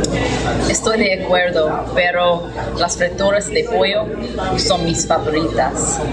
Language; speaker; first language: Spanish; non-native, learner; English